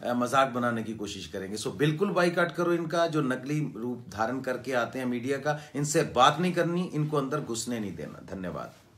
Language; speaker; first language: Hindi; non-native, local second language; Punjabi